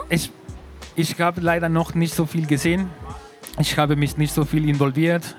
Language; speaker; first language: German; non-native, fluent; Spanish